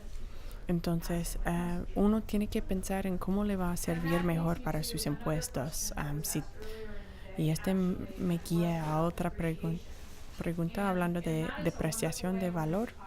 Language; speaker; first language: Spanish; non-native, fluent; English